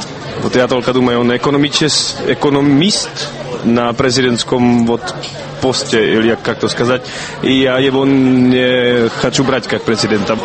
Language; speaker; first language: Russian; non-native, learner; Czech